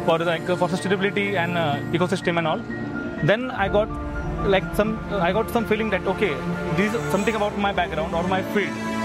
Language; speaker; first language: English; non-native, local second language; Marathi